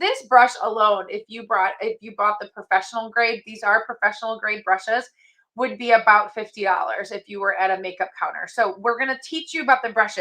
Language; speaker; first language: English; native; English